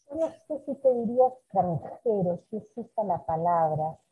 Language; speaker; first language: Spanish; native; Spanish